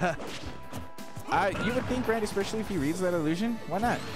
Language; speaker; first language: English; native; English